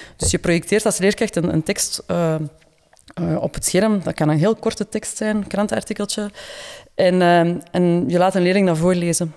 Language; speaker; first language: Dutch; native; Dutch